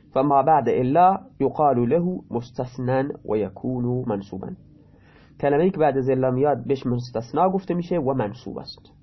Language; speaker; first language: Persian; non-native, local second language; Baluchi